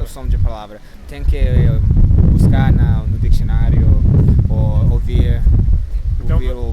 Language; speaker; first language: Portuguese; non-native, learner; English